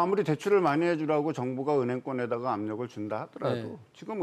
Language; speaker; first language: Korean; native; Korean